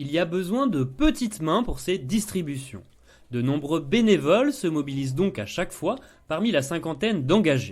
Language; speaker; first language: French; native; French